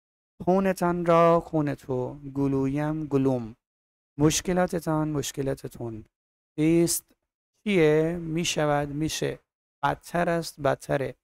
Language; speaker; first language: Persian; non-native, fluent; Urdu